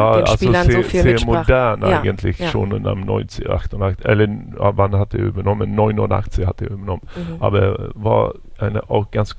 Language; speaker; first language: German; non-native, fluent; Swedish